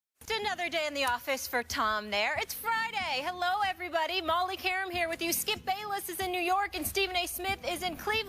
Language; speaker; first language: English; native; English